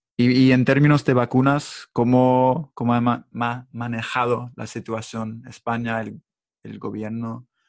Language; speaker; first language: Spanish; non-native, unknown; English